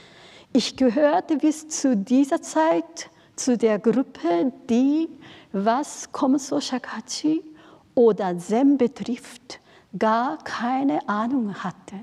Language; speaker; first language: German; non-native, fluent; Japanese